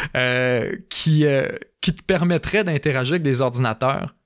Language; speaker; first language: French; native; French